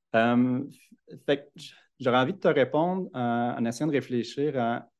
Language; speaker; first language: French; native; French